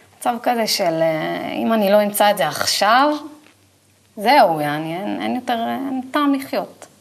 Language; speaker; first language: Hebrew; native; Hebrew